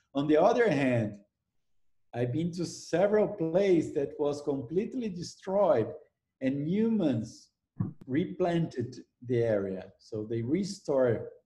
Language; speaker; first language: English; non-native, fluent; Portuguese